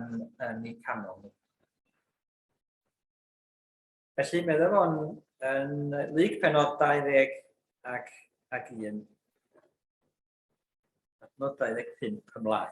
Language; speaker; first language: Welsh; native; Welsh